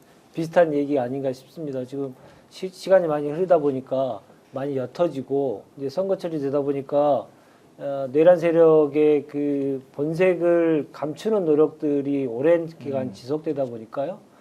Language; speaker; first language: Korean; native; Korean